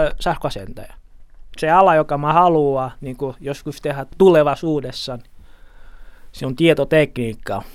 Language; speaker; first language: Finnish; non-native, learner; Portuguese